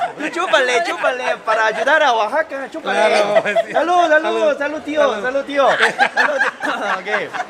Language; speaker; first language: Spanish; non-native, fluent; Korean